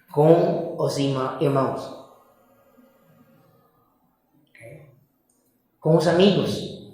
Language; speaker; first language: Portuguese; non-native, fluent; Spanish